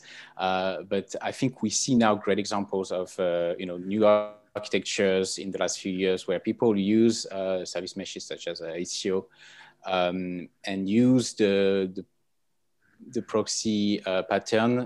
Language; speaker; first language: English; non-native, fluent; French